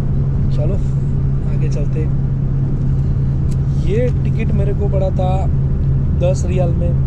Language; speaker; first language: Hindi; native; Hindi